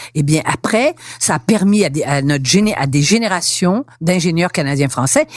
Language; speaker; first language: French; native; French